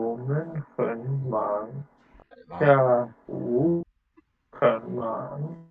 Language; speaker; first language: Chinese; non-native, learner; English